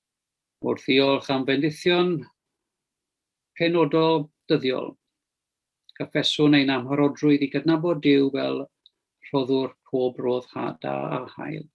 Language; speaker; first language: Welsh; native; Welsh